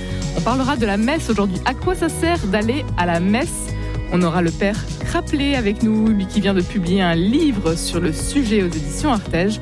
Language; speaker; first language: French; native; French